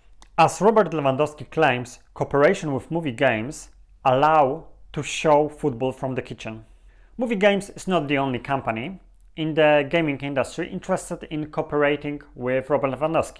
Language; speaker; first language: English; non-native, fluent; Polish